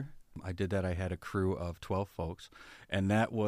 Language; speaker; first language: English; native; English